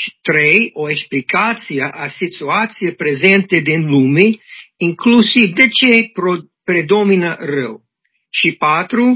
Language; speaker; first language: Romanian; non-native, learner; English